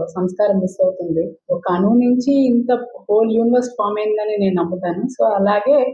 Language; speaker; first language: Telugu; native; Telugu